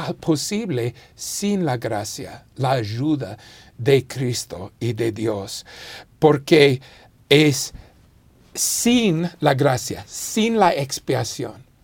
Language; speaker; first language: Spanish; non-native, fluent; English